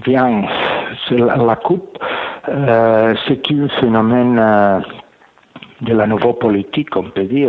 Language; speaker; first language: French; non-native, learner; Catalan